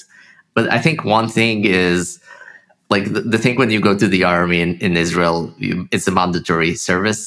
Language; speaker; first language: English; non-native, fluent; Russian